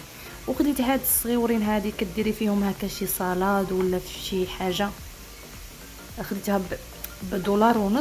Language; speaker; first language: Arabic; native; Arabic